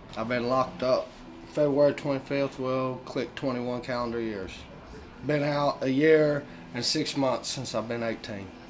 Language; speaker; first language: English; native; English